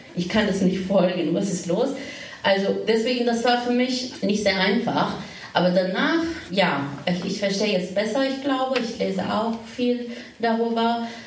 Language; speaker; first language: German; non-native, fluent; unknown